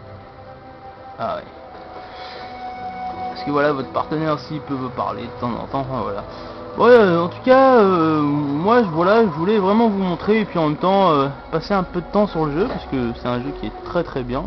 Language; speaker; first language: French; native; French